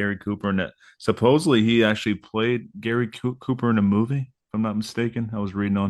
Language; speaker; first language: English; native; English